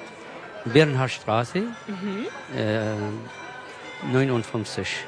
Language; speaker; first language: German; non-native, learner; Kurdish